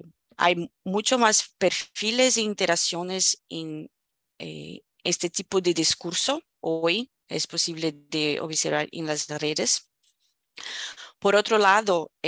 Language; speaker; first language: Spanish; non-native, fluent; Portuguese